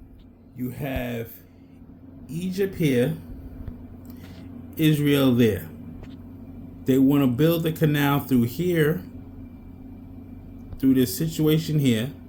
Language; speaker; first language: English; native; English